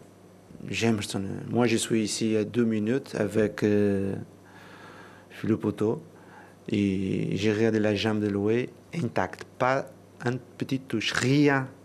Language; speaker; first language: French; non-native, learner; Portuguese